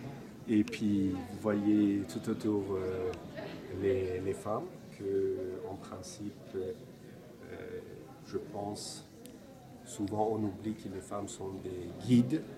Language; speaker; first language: French; non-native, fluent; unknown